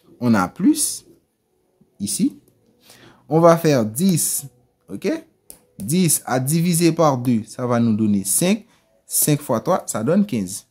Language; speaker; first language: French; non-native, local second language; Haitian Creole